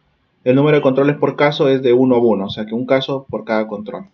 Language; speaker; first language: Spanish; native; Spanish